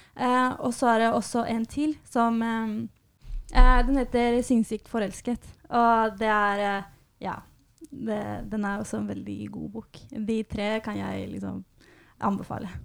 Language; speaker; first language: Norwegian; non-native, fluent; Spanish